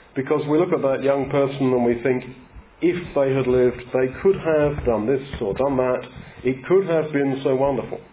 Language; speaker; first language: English; native; English